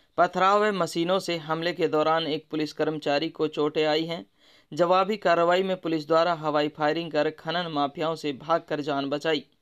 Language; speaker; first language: Hindi; native; Hindi